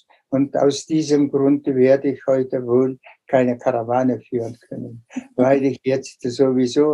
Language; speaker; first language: German; non-native, fluent; Tuvinian